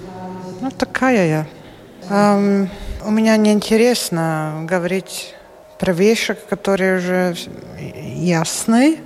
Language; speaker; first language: Russian; non-native, local second language; Latvian